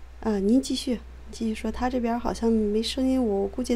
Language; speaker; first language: Chinese; native; Chinese